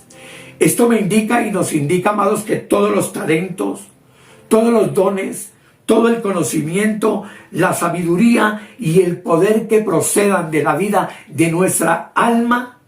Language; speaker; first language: Spanish; native; Spanish